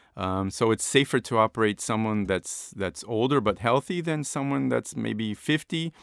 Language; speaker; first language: English; non-native, fluent; Portuguese